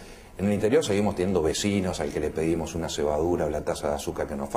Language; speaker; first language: Spanish; native; Spanish